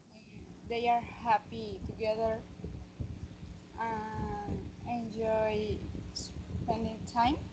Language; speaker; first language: English; non-native, learner; Spanish